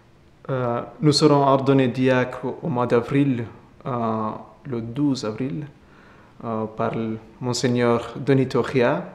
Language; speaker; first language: French; non-native, fluent; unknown